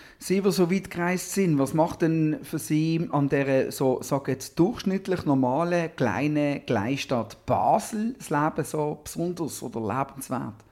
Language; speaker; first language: German; native; German